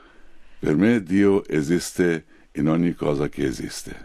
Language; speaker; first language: Italian; non-native, fluent; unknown